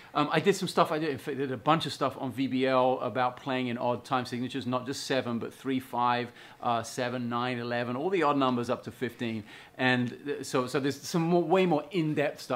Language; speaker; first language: English; native; English